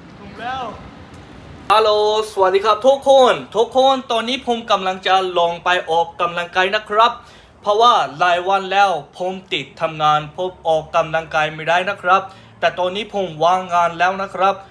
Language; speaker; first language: Thai; non-native, learner; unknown